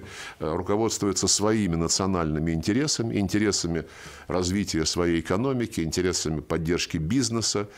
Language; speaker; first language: Russian; native; Russian